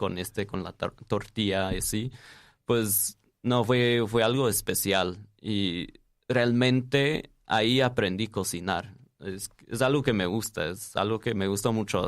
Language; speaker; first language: Spanish; non-native, fluent; English